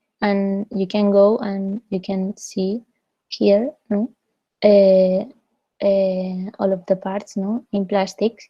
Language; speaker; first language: English; non-native, fluent; Spanish